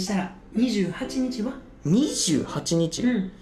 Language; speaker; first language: Japanese; native; Japanese